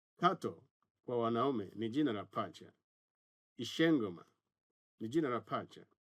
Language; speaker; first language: Swahili; non-native, local second language; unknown